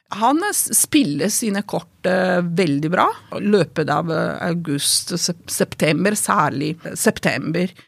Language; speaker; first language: Norwegian; non-native, fluent; Italian